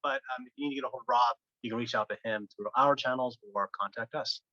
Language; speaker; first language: English; native; English